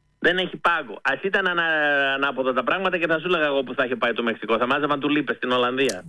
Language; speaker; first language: Greek; early bilingual, heritage; Greek